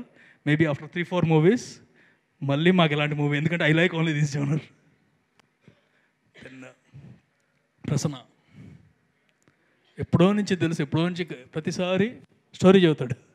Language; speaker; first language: Telugu; native; Telugu